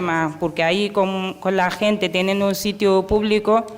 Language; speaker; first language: Spanish; non-native, learner; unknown